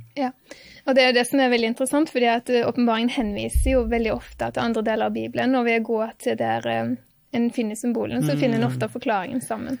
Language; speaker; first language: Norwegian; native; Norwegian